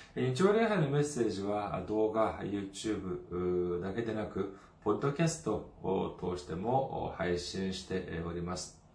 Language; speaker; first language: Japanese; non-native, fluent; Korean